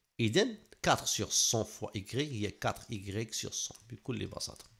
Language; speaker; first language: Arabic; native; Arabic